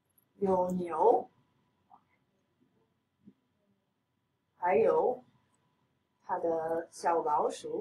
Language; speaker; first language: Chinese; non-native, fluent; English